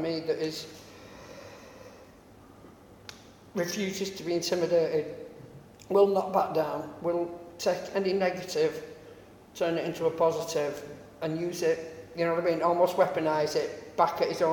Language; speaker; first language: English; native; English